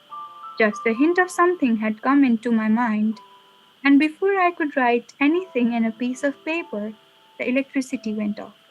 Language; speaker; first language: English; non-native, local second language; Nepali